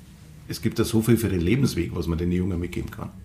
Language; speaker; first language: German; native; German